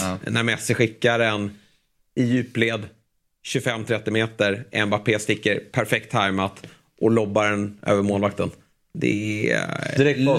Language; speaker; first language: Swedish; native; Swedish